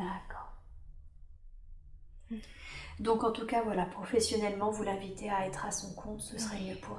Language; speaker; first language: French; native; French